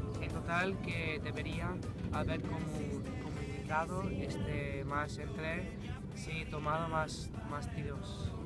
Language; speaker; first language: Spanish; non-native, learner; English